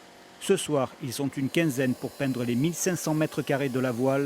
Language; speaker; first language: French; native; French